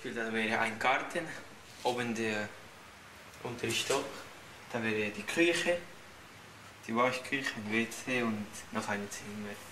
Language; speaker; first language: German; non-native, learner; Spanish